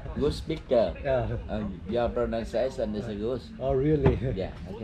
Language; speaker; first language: English; non-native, learner; Vietnamese